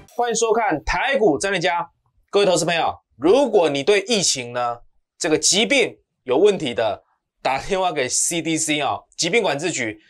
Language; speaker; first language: Chinese; native; Chinese